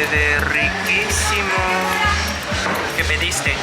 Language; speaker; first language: Spanish; non-native, learner; Chinese